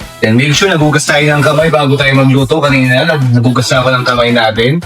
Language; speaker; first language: Filipino; non-native, local second language; Pampanga